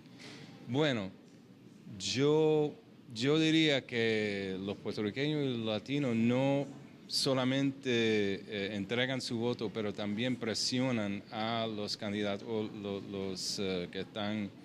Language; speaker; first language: Spanish; early bilingual, heritage; English